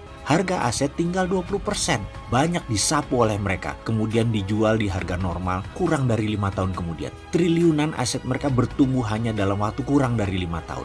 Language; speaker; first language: Indonesian; native; Indonesian